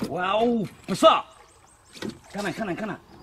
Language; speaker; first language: English; non-native, learner; Indonesian